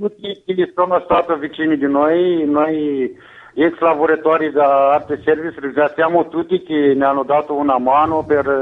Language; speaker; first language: Italian; non-native, fluent; Romanian